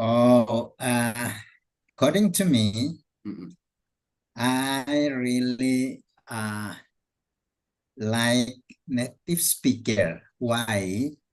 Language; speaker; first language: English; non-native, fluent; Indonesian